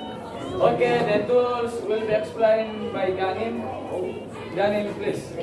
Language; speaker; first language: English; non-native, learner; Indonesian